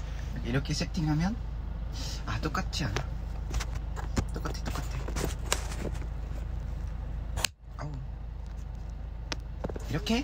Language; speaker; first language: Korean; non-native, fluent; Vietnamese